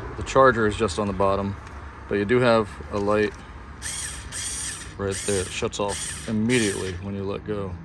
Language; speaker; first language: English; native; English